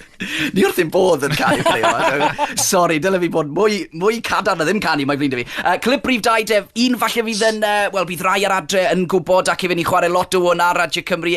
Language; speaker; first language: Welsh; native; Welsh